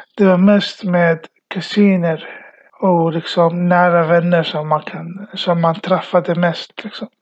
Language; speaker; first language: Swedish; early bilingual, other home language; Arabic